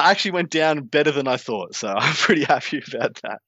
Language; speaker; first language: English; native; English